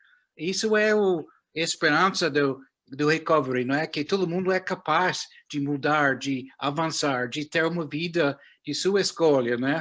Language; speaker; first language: Portuguese; non-native, fluent; English